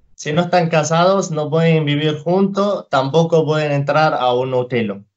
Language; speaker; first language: Spanish; non-native, fluent; Arabic